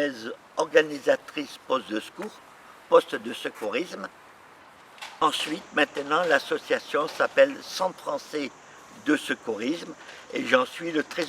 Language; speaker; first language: French; native; French